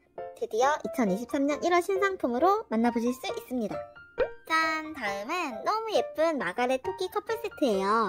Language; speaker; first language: Korean; native; Korean